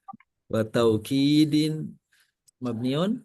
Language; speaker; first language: Arabic; non-native, fluent; Indonesian